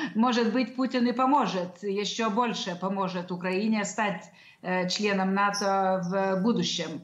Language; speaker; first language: Russian; non-native, local second language; Lithuanian